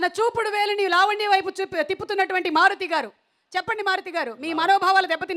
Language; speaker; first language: Telugu; native; Telugu